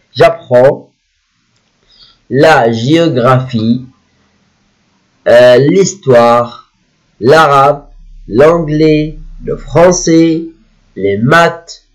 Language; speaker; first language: French; non-native, fluent; Arabic